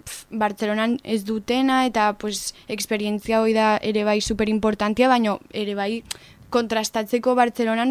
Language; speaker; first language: Basque; non-native, learner; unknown